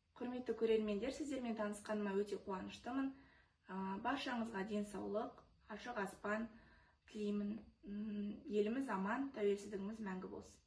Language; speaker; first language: Kazakh; non-native, local second language; Russian